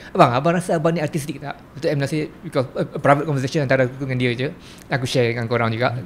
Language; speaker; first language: Malay; native; Malay